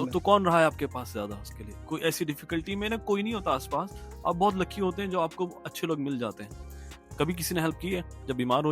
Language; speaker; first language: Hindi; native; Hindi